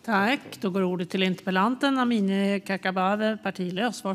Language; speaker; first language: Swedish; native; Swedish